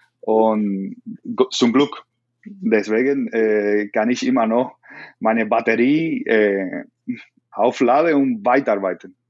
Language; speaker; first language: German; non-native, learner; Spanish